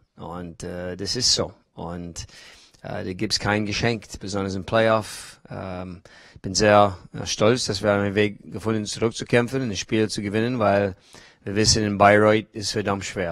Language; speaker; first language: German; non-native, learner; English